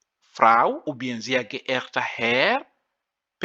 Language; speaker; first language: German; non-native, fluent; French